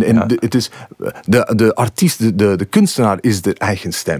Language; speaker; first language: Dutch; non-native, fluent; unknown